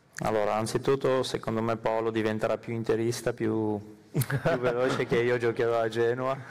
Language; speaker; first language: Italian; non-native, fluent; Armenian